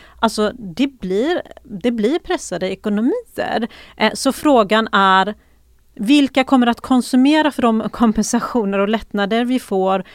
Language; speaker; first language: Swedish; early bilingual, other home language; Persian